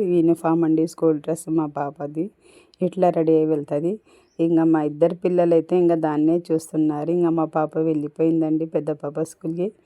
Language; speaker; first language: Telugu; non-native, local second language; Urdu